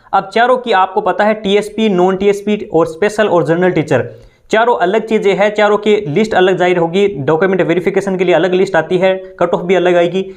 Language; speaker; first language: Hindi; native; Hindi